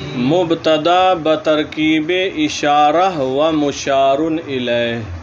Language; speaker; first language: Urdu; native; Urdu